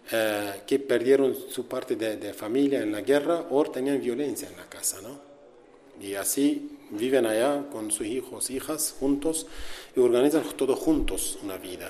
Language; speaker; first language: Spanish; non-native, learner; Kurdish